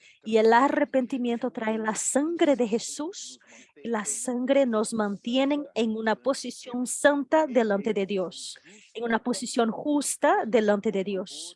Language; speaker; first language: Spanish; non-native, fluent; Portuguese